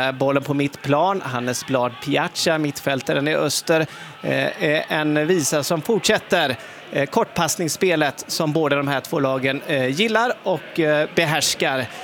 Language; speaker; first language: Swedish; native; Swedish